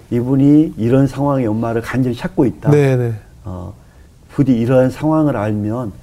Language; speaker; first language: Korean; native; Korean